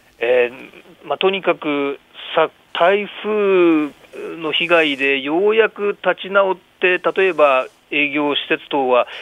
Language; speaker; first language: Japanese; native; Japanese